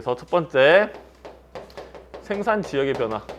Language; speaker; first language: Korean; native; Korean